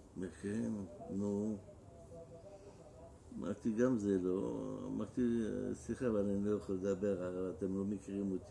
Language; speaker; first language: Hebrew; non-native, fluent; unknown